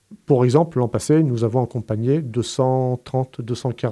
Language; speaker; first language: French; native; French